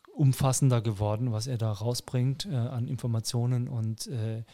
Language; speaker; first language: German; native; German